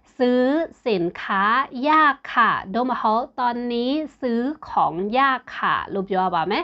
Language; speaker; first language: Thai; non-native, fluent; Burmese